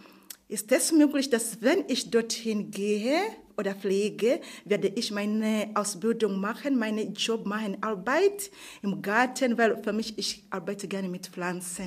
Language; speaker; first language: German; non-native, learner; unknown